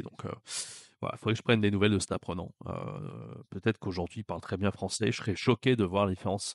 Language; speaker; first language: French; native; French